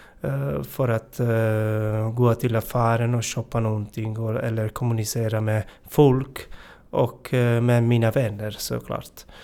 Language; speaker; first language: Swedish; non-native, learner; Italian